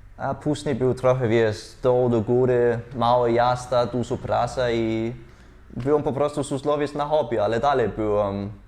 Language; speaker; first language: Polish; non-native, learner; Danish